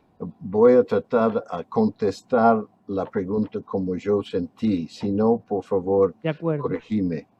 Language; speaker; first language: Spanish; non-native, fluent; English